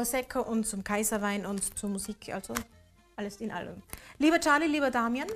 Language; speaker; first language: German; native; German